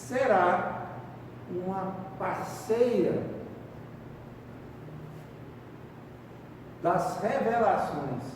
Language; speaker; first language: Portuguese; native; Portuguese